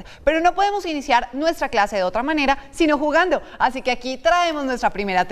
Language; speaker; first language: Spanish; native; Spanish